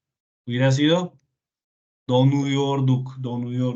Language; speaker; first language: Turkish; non-native, learner; Spanish